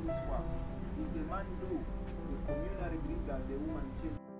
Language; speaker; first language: English; non-native, local second language; Swahili